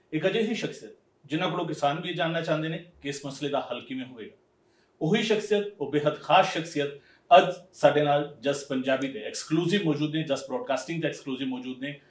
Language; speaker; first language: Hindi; non-native, local second language; Punjabi